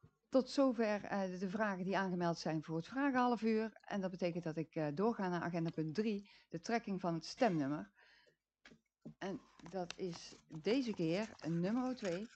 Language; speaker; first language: Dutch; native; Dutch